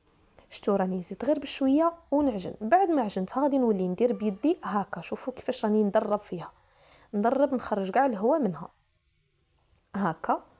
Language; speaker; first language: Arabic; native; Arabic